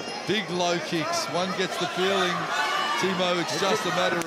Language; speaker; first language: English; native; English